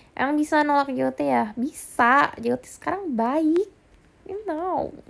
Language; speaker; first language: Indonesian; native; Indonesian